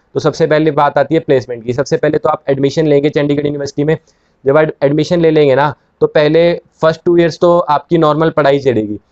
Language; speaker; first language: Hindi; native; Hindi